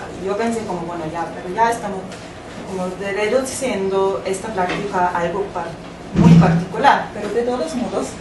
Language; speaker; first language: Spanish; non-native, fluent; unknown